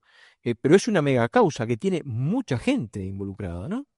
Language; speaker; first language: Spanish; native; Spanish